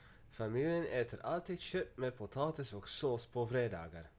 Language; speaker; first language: Swedish; non-native, learner; English